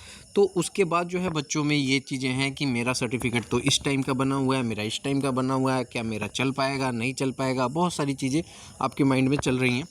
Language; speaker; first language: Hindi; native; Hindi